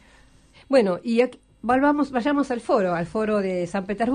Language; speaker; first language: Spanish; native; Spanish